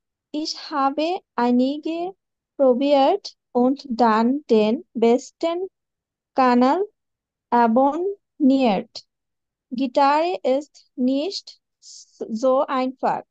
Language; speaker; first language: German; non-native, learner; Bangla